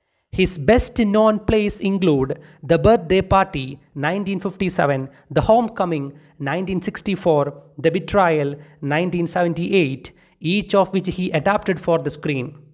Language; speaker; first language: English; non-native, local second language; Malayalam